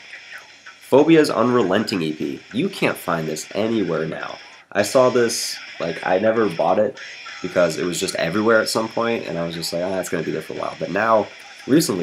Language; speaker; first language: English; native; English